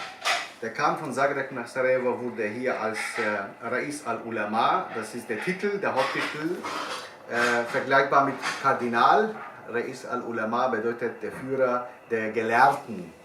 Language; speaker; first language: German; non-native, fluent; Bosnian